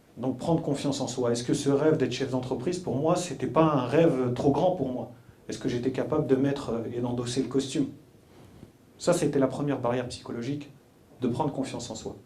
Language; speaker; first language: French; early bilingual, other home language; Arabic